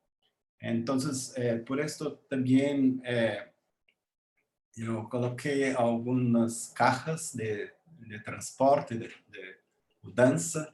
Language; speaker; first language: Spanish; non-native, learner; Portuguese